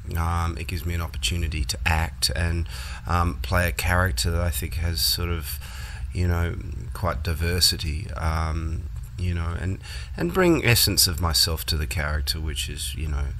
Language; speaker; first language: English; native; English